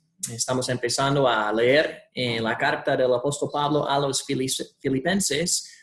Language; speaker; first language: Spanish; non-native, fluent; English